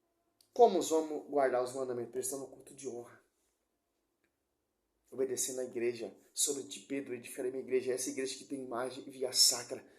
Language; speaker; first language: Portuguese; native; Portuguese